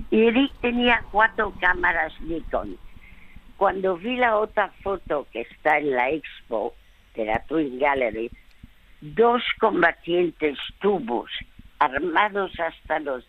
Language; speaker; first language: Spanish; early bilingual, other home language; French